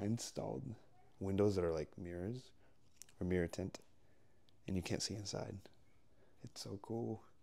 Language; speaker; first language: English; early bilingual, other home language; Spanish